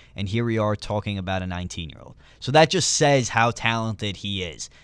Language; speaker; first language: English; early bilingual, other home language; Italian